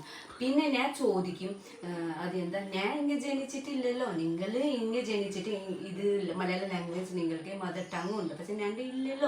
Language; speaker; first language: Malayalam; non-native, learner; Nepali